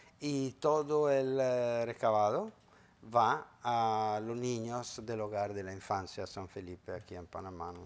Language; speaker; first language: Spanish; non-native, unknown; Italian